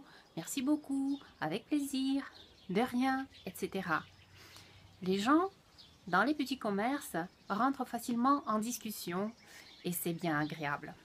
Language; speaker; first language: French; non-native, fluent; Russian